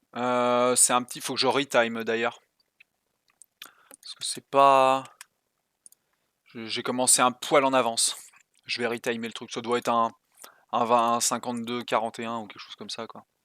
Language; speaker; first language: French; native; French